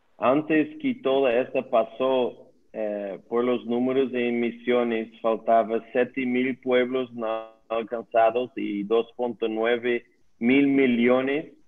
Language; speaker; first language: Spanish; non-native, learner; Dutch